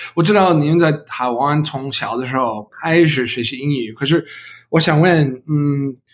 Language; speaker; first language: Chinese; non-native, learner; English